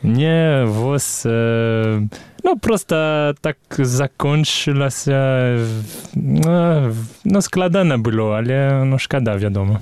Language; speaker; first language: Belarusian; non-native, fluent; French